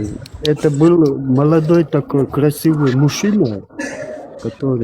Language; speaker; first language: Russian; non-native, local second language; Chechen